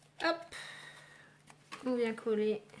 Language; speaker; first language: French; native; French